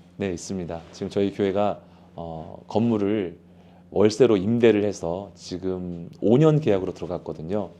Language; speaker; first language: Korean; native; Korean